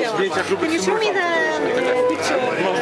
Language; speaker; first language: English; non-native, fluent; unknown